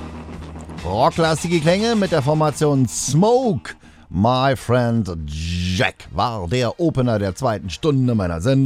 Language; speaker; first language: German; native; German